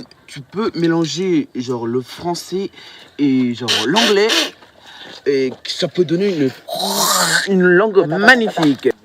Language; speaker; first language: French; early bilingual, other home language; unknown